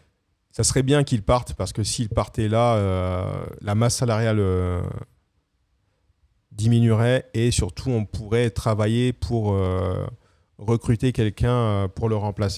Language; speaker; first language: French; native; French